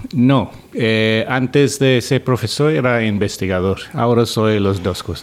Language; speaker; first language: Spanish; non-native, fluent; English